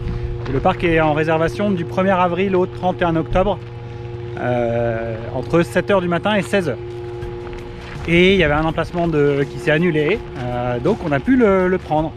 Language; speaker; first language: French; native; French